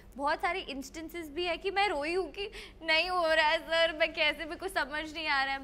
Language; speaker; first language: Hindi; non-native, local second language; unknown